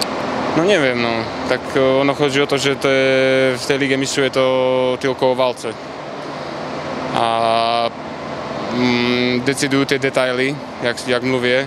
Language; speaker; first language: Polish; non-native, learner; Czech